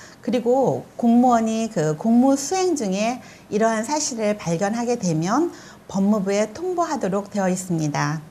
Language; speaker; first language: Korean; native; Korean